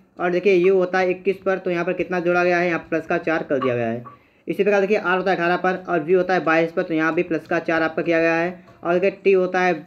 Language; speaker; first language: Hindi; native; Hindi